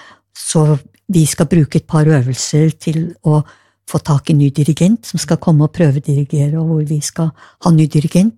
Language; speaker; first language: Norwegian; native; Norwegian